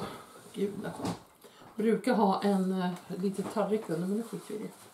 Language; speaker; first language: Swedish; native; Swedish